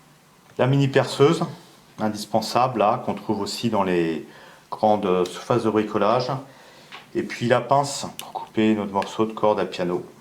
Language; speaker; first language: French; native; French